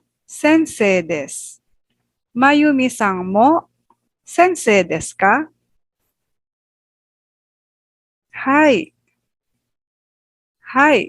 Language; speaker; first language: Japanese; non-native, fluent; Filipino